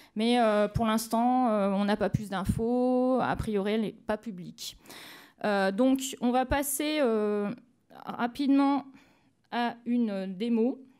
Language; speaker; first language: French; native; French